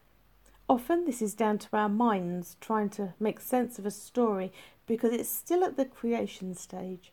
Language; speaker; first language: English; native; English